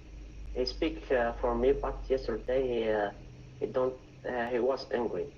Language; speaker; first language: English; non-native, learner; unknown